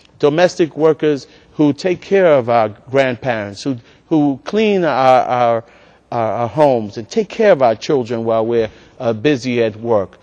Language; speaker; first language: English; early bilingual, other home language; Spanish